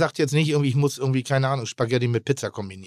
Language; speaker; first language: German; native; German